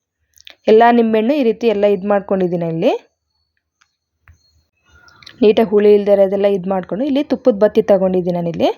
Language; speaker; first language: Kannada; native; Kannada